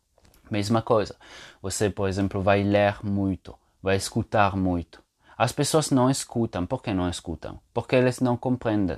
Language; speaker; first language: Portuguese; non-native, fluent; Italian